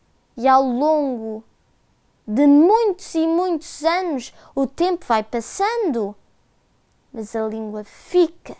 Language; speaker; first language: Portuguese; early bilingual, heritage; Portuguese